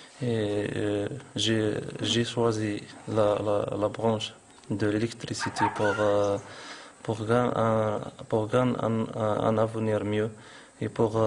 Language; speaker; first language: French; non-native, local second language; Arabic